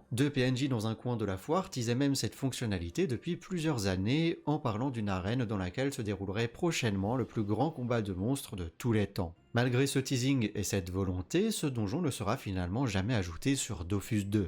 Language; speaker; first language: French; native; French